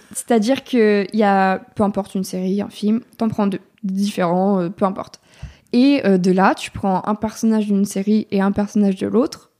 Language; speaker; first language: French; native; French